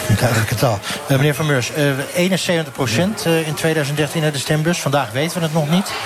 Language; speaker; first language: Dutch; native; Dutch